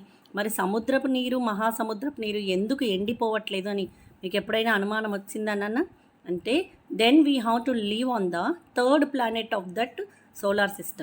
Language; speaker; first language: Telugu; native; Telugu